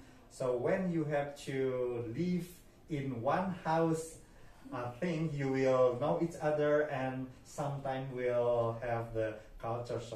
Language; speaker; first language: English; non-native, fluent; Indonesian